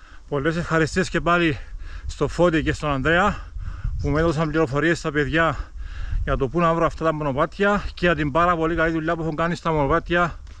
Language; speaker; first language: Greek; native; Greek